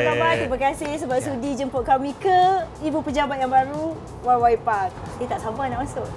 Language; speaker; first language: Malay; native; Malay